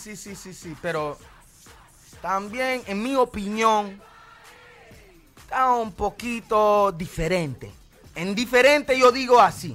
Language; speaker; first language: Spanish; early bilingual, heritage; Spanish